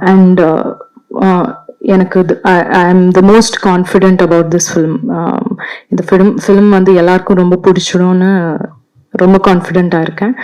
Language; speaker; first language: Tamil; non-native, local second language; Malayalam